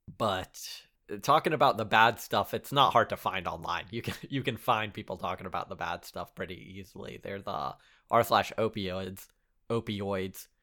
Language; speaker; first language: English; early bilingual, other home language; Arabic